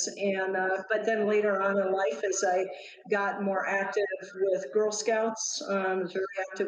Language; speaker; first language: English; native; English